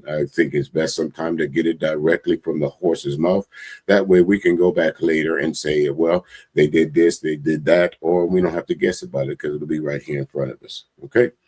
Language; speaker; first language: English; native; English